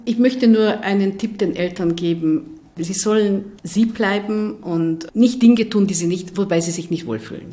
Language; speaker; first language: German; non-native, fluent; Hungarian